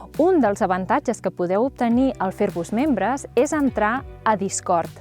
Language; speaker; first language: Catalan; native; Catalan